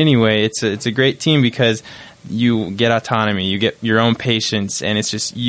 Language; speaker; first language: English; native; English